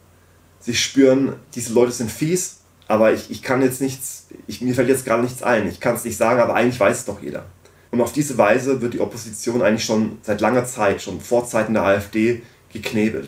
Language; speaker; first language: German; native; German